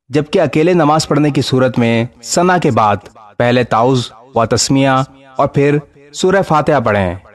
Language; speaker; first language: Urdu; native; Urdu